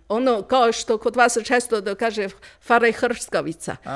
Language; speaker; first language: Croatian; non-native, learner; Chinese